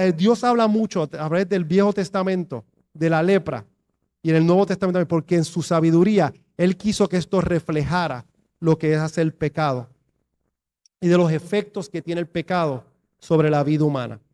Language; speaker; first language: Spanish; native; Spanish